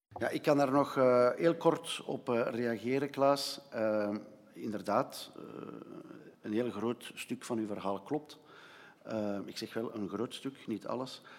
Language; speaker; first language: Dutch; native; Dutch